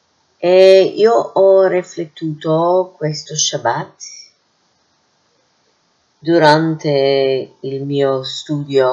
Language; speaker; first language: Italian; non-native, fluent; English